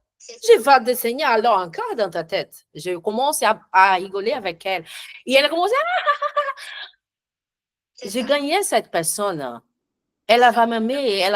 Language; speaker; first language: French; non-native, learner; Portuguese